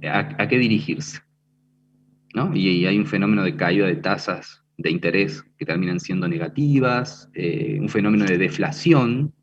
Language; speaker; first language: Spanish; native; Spanish